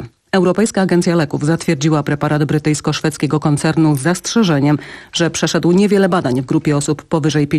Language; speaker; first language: Polish; native; Polish